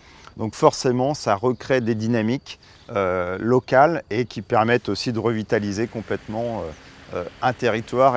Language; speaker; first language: French; native; French